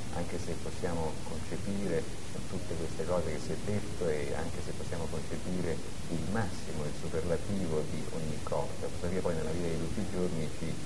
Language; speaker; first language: Italian; native; Italian